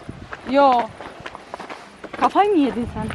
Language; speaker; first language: Turkish; non-native, fluent; Albanian